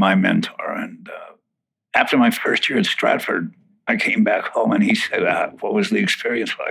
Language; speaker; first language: English; native; English